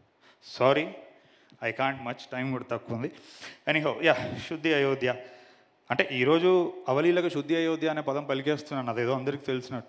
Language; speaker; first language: Telugu; native; Telugu